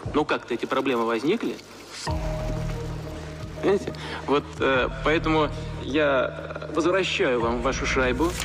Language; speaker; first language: Russian; native; Russian